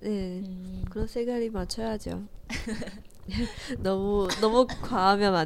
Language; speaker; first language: Korean; non-native, learner; Chinese